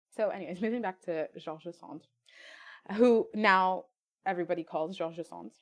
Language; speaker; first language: English; non-native, fluent; French